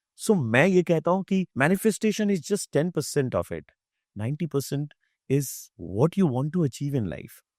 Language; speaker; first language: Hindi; native; Hindi